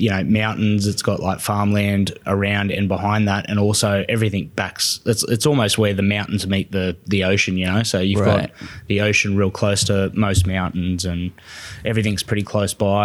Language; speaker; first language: English; native; English